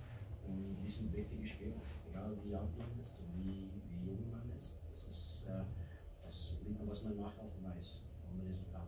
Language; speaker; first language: German; non-native, learner; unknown